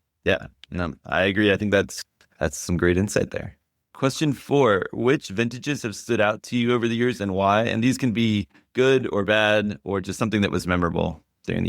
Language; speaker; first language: English; native; English